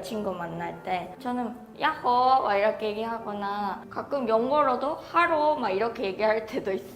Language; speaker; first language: Korean; non-native, fluent; Japanese